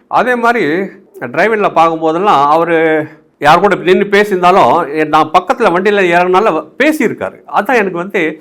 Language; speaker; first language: Tamil; non-native, local second language; Hindi